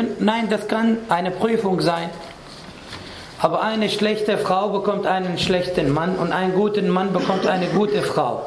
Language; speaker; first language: German; non-native, fluent; Arabic